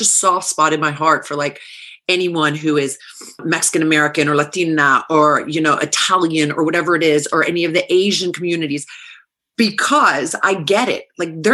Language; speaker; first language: English; native; English